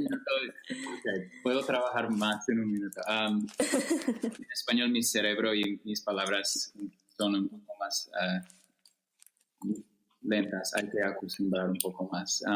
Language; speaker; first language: Spanish; non-native, fluent; English